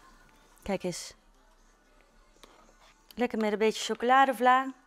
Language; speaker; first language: Dutch; native; Dutch